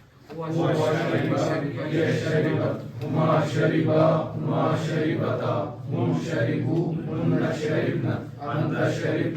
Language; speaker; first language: Arabic; non-native, learner; Urdu